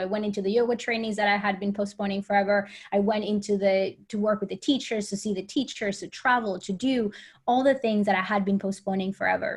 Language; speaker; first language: English; non-native, fluent; Spanish